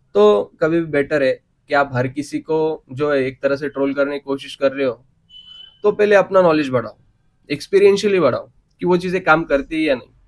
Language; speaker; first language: Hindi; non-native, local second language; Marathi